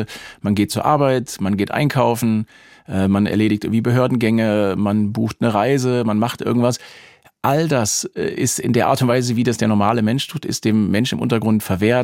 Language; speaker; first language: German; native; German